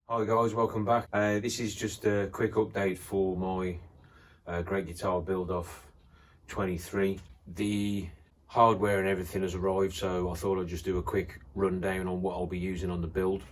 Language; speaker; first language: English; native; English